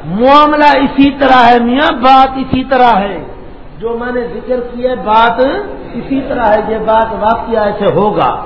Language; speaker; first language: Urdu; non-native, local second language; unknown